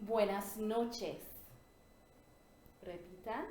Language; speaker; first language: Spanish; non-native, fluent; English